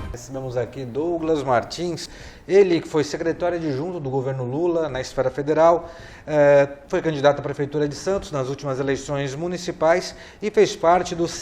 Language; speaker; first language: Portuguese; native; Portuguese